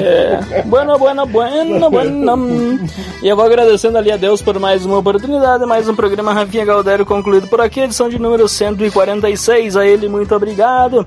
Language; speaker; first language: Portuguese; native; Portuguese